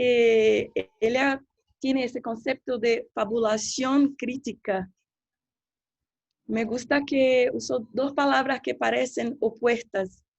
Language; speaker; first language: Spanish; non-native, fluent; Portuguese